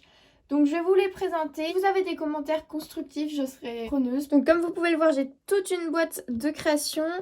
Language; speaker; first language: French; native; French